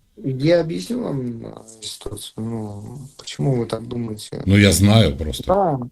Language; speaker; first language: Russian; native; Russian